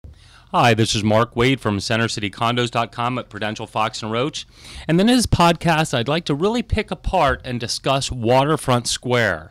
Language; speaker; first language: English; native; English